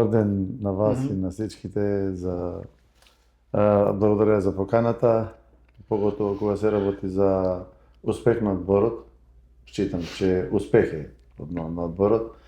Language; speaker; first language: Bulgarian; non-native, learner; Macedonian